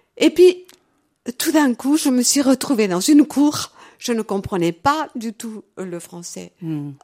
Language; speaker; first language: French; early bilingual, other home language; Portuguese